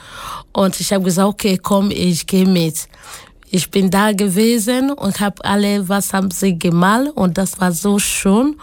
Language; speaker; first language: German; non-native, learner; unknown